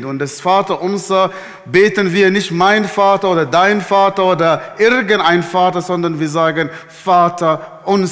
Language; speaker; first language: German; non-native, fluent; Arabic